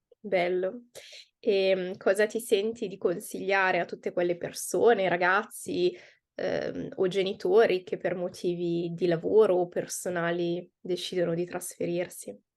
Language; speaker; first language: Italian; native; Italian